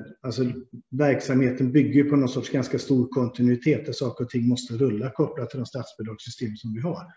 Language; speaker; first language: Swedish; native; Swedish